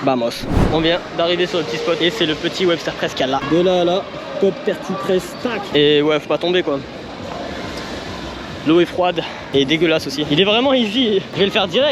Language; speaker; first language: French; native; French